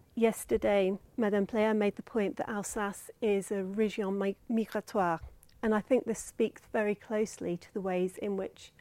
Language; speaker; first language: English; native; English